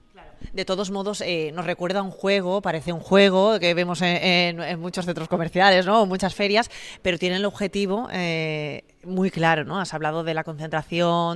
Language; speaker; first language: Spanish; native; Spanish